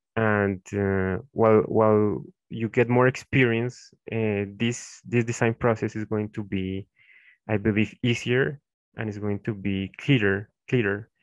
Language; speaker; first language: English; non-native, fluent; Spanish